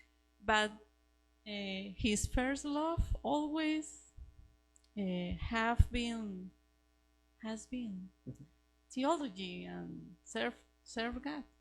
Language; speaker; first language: English; non-native, learner; Spanish